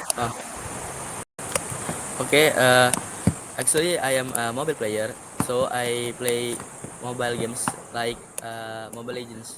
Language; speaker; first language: English; non-native, learner; Indonesian